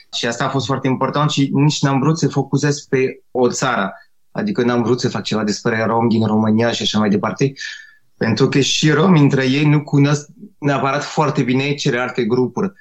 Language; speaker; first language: Romanian; non-native, fluent; French